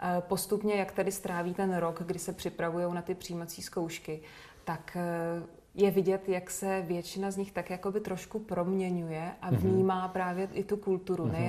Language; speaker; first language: Czech; native; Czech